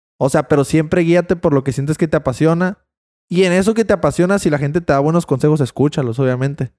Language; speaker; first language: Spanish; native; Spanish